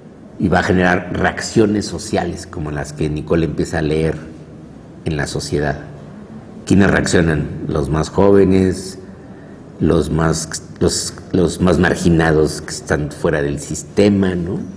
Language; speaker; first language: Spanish; native; Spanish